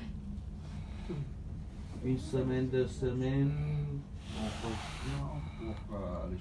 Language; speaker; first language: French; non-native, fluent; Vietnamese